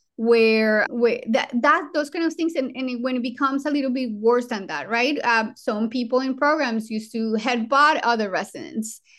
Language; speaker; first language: English; non-native, fluent; Spanish